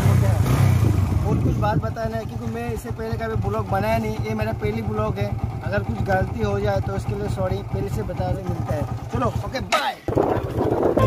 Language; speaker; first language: Hindi; non-native, local second language; Bangla